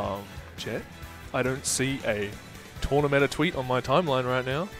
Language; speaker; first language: English; native; English